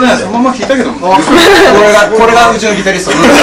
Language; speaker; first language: Japanese; native; Japanese